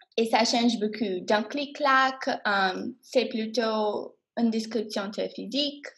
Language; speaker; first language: French; non-native, learner; English